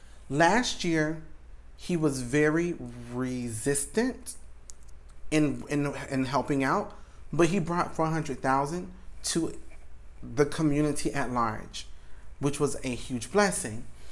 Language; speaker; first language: English; native; English